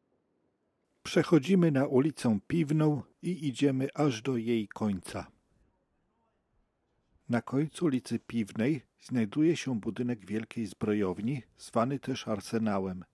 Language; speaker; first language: Polish; native; Polish